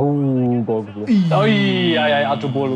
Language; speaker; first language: Macedonian; early bilingual, heritage; German